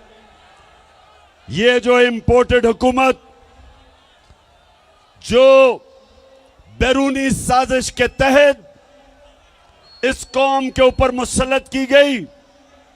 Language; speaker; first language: Urdu; native; Urdu